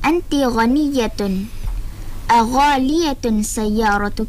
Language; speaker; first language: Arabic; non-native, learner; Malay